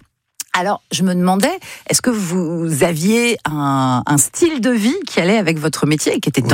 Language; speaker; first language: French; native; French